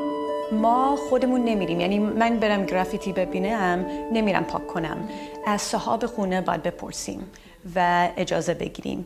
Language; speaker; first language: Persian; early bilingual, heritage; Persian